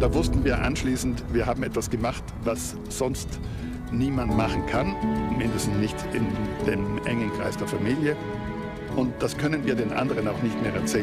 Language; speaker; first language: German; native; German